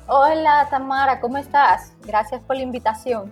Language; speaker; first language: Spanish; native; Spanish